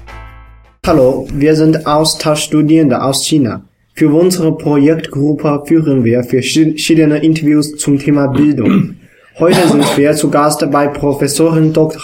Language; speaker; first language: German; non-native, learner; Chinese